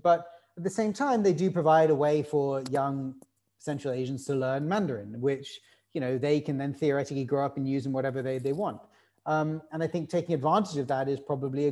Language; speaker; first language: English; native; English